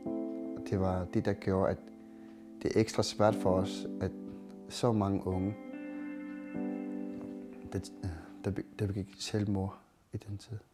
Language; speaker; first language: Danish; non-native, local second language; Kalaallisut